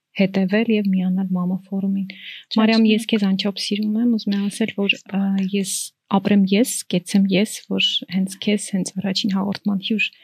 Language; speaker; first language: Armenian; native; Armenian